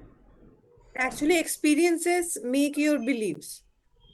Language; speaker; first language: English; non-native, fluent; Bangla